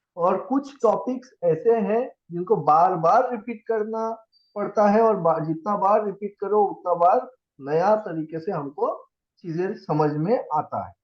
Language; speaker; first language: Hindi; non-native, local second language; Assamese